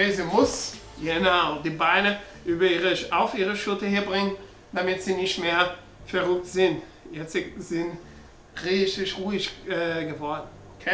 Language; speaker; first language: German; non-native, learner; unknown